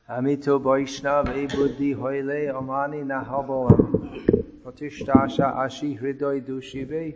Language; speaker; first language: Bangla; non-native, fluent; English